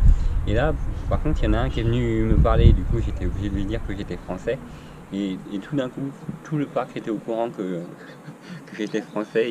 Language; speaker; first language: French; native; French